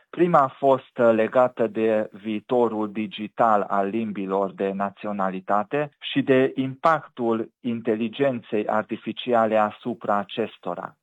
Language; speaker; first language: Romanian; native; Romanian